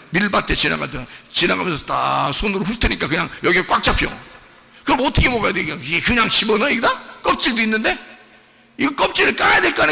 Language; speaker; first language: Korean; native; Korean